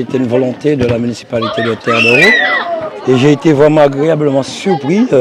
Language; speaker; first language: French; native; French